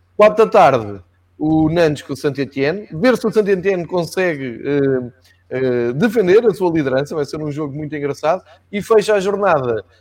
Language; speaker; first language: Portuguese; native; Portuguese